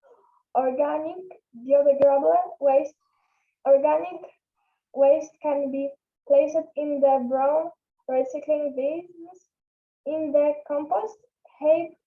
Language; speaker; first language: English; non-native, learner; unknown